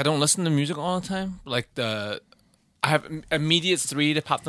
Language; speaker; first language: English; native; English